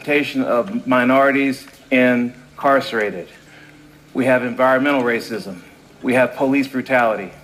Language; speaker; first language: English; native; English